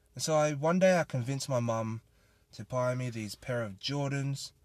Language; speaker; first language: English; native; English